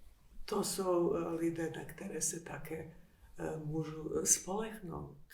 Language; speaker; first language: Czech; non-native, fluent; Bosnian